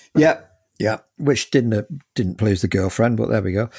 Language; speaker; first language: English; native; English